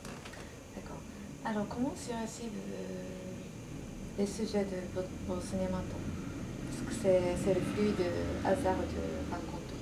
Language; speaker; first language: French; non-native, fluent; Japanese